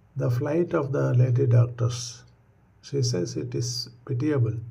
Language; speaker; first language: English; non-native, local second language; Tamil